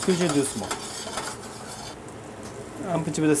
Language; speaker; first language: French; non-native, learner; Japanese